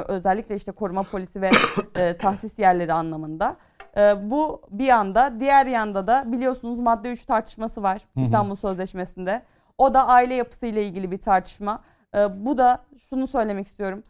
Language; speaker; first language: Turkish; native; Turkish